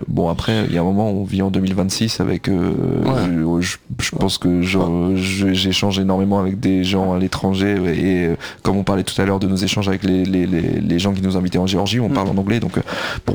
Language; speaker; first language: French; native; French